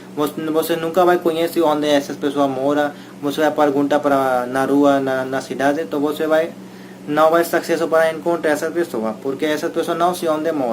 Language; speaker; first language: Portuguese; non-native, learner; Hindi